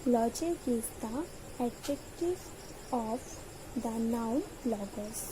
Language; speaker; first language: English; non-native, local second language; Assamese